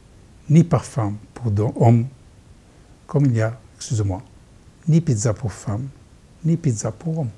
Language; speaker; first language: French; non-native, fluent; Arabic